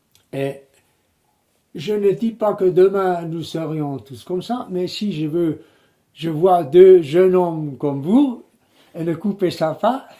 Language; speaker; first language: French; non-native, local second language; German